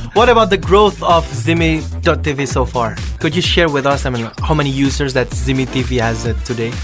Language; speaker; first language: English; non-native, fluent; Javanese